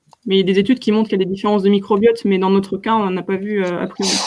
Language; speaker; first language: French; native; French